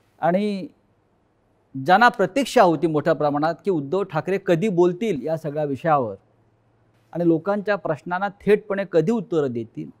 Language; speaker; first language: Marathi; native; Marathi